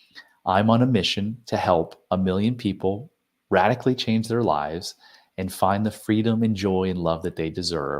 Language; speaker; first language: English; native; English